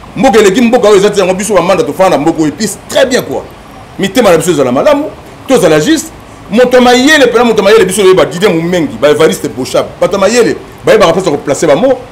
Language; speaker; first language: Lingala; native; Lingala